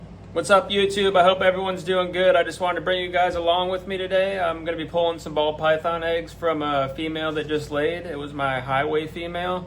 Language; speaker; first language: English; native; English